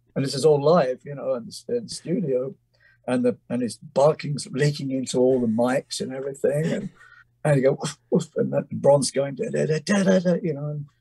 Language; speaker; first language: English; native; English